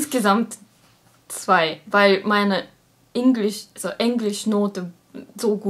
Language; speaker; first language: German; non-native, learner; Japanese